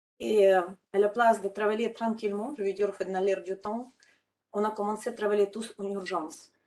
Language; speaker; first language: French; non-native, fluent; Ukrainian